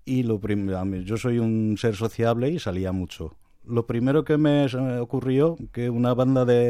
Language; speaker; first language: Spanish; non-native, fluent; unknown